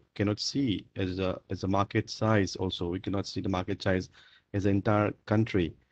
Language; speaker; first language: English; non-native, local second language; Manipuri